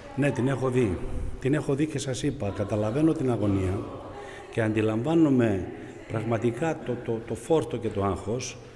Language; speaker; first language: Greek; native; Greek